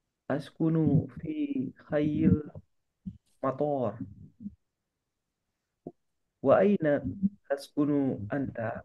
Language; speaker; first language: Arabic; non-native, learner; Indonesian